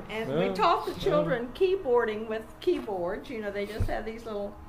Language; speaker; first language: English; native; English